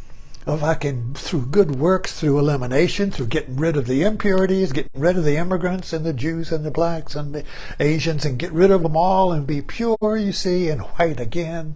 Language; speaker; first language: English; native; English